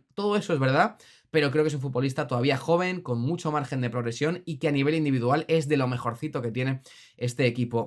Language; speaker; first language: Spanish; native; Spanish